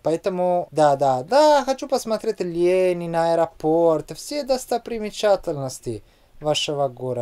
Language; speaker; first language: Russian; non-native, learner; Italian